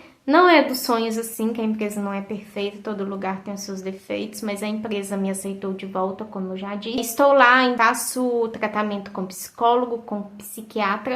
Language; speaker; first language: Portuguese; native; Portuguese